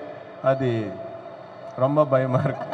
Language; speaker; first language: Tamil; non-native, learner; Telugu